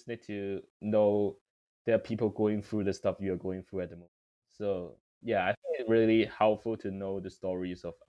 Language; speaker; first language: English; non-native, local second language; Cantonese